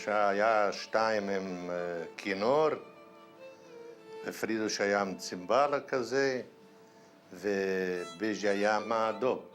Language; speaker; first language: Hebrew; non-native, fluent; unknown